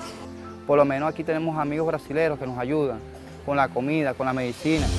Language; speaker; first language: Spanish; native; Spanish